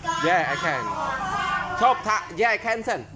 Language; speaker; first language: English; non-native, learner; Khmer